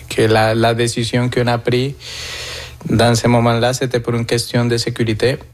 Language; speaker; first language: French; non-native, fluent; Spanish